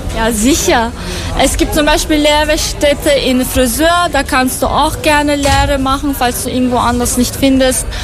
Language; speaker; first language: German; non-native, fluent; Persian